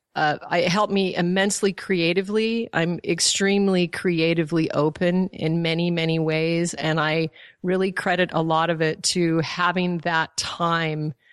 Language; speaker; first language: English; native; English